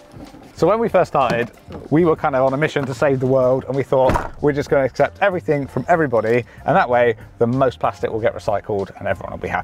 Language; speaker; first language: English; native; English